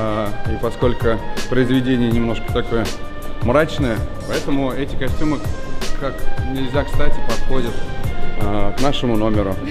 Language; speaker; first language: Russian; native; Russian